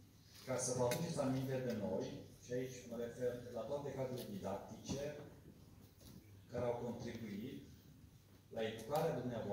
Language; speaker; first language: Romanian; native; Romanian